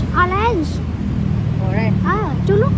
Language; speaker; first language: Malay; non-native, learner; Thai